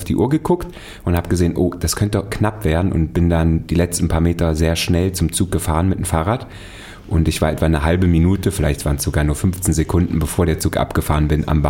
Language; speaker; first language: German; native; German